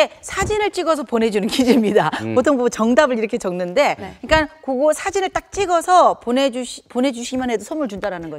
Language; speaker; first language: Korean; native; Korean